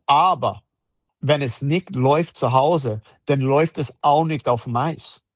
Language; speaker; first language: German; non-native, fluent; English